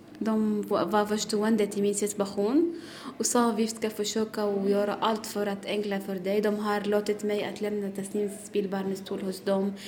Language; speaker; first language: Swedish; non-native, learner; Arabic